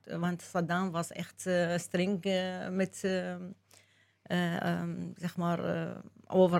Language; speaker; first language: Dutch; non-native, learner; Arabic